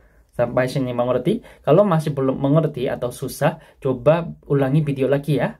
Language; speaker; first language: Indonesian; non-native, fluent; Korean